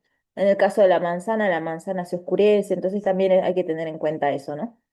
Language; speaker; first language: Spanish; native; Spanish